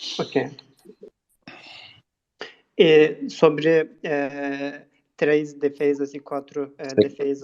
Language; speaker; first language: Portuguese; non-native, learner; Turkish